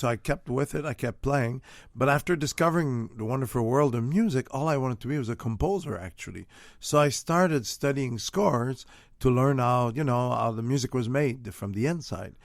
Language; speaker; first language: English; non-native, fluent; French